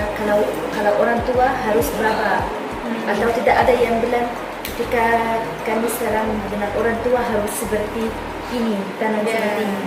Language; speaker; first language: Indonesian; non-native, learner; Arabic